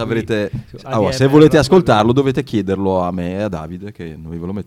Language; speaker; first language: Italian; native; Italian